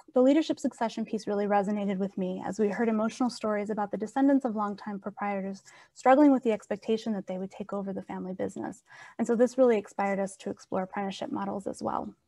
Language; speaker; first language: English; native; English